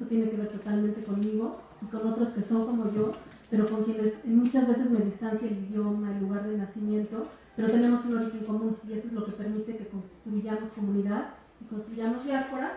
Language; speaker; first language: Spanish; native; Spanish